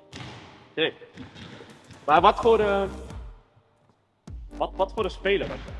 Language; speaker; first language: Dutch; native; Dutch